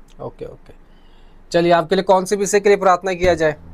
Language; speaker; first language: Hindi; native; Hindi